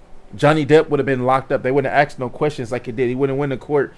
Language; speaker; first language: English; native; English